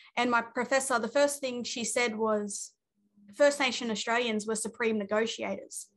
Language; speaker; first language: English; native; English